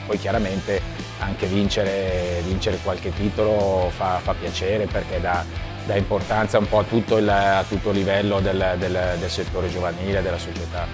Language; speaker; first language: Italian; native; Italian